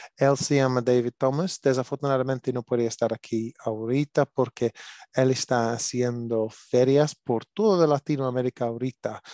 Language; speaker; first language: Spanish; non-native, learner; English